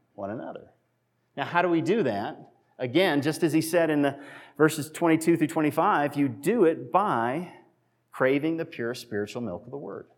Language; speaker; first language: English; native; English